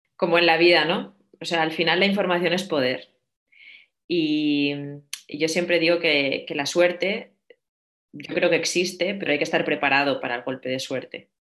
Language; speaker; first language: Spanish; native; Spanish